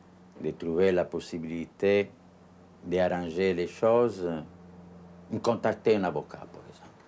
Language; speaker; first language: French; non-native, learner; Italian